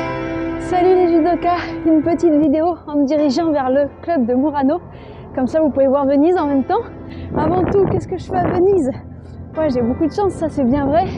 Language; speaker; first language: French; native; French